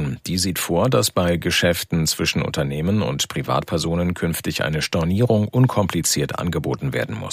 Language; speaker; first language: German; native; German